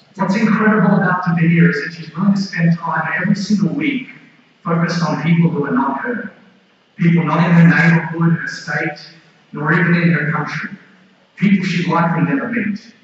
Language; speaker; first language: English; native; English